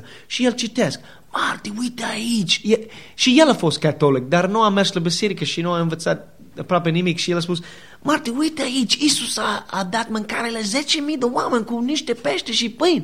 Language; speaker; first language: Romanian; non-native, learner; English